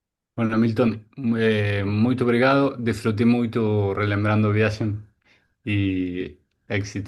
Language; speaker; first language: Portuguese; non-native, learner; Spanish